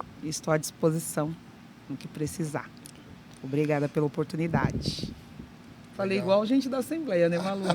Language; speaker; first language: Portuguese; native; Portuguese